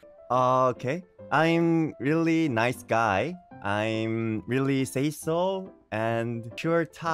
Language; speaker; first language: English; non-native, learner; Korean